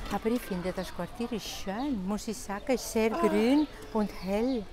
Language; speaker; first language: German; non-native, learner; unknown